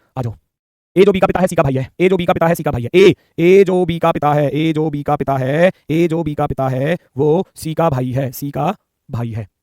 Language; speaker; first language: Hindi; native; Hindi